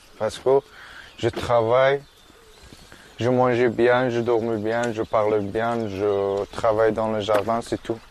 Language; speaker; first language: French; non-native, learner; Persian